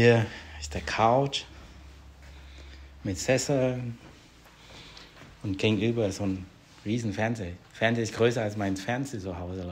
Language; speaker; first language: German; non-native, fluent; Vietnamese